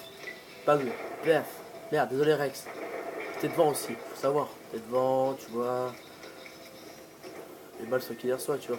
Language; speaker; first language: French; native; French